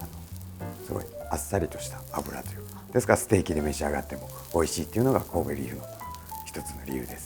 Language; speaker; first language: Japanese; native; Japanese